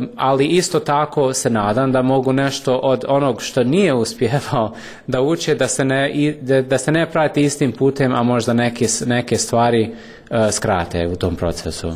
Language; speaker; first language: Croatian; non-native, fluent; English